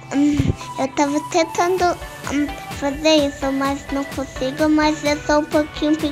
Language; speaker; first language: Portuguese; early bilingual, heritage; Portuguese